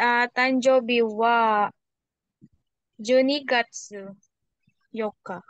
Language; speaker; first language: Japanese; non-native, learner; Filipino